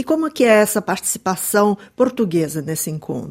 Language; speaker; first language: Portuguese; native; Portuguese